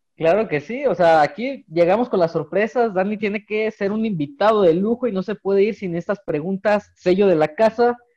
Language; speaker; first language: Spanish; native; Spanish